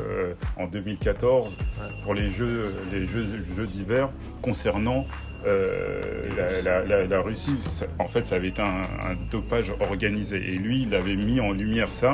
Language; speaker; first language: French; native; French